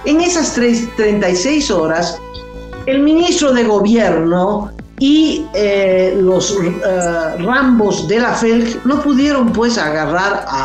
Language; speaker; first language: Spanish; native; Spanish